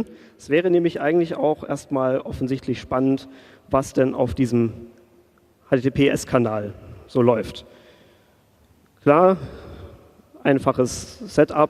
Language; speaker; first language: German; native; German